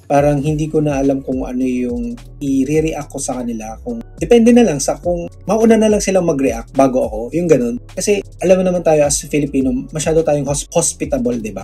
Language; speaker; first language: Filipino; non-native, local second language; Cebuano